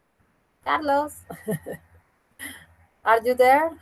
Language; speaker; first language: English; non-native, fluent; Spanish